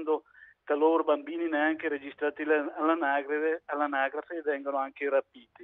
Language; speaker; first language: Italian; native; Italian